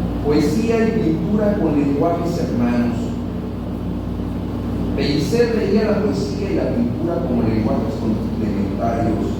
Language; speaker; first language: Spanish; native; Spanish